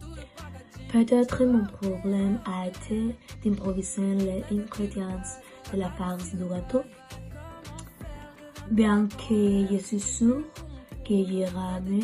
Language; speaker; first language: French; non-native, learner; Spanish